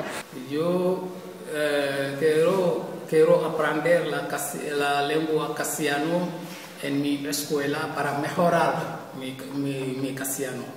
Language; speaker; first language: Spanish; non-native, learner; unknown